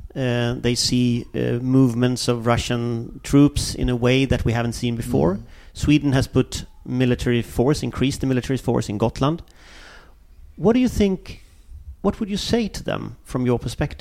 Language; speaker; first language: English; non-native, fluent; Swedish